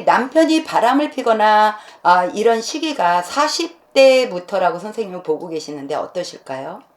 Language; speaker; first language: Korean; native; Korean